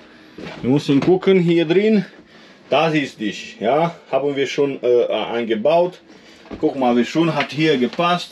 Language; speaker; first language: German; non-native, fluent; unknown